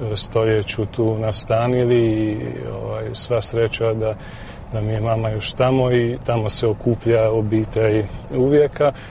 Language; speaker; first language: Serbian; early bilingual, heritage; Croatian